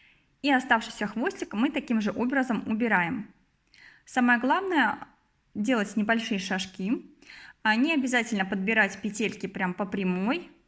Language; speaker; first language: Russian; native; Russian